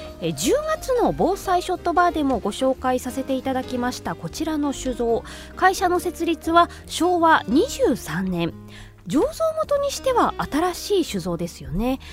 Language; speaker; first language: Japanese; native; Japanese